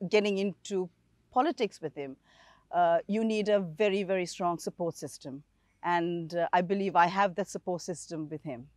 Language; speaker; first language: English; non-native, local second language; Sinhala